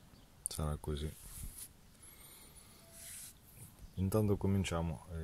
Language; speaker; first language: Italian; non-native, fluent; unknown